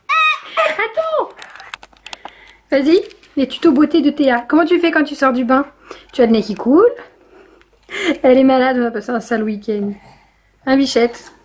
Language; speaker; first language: French; native; French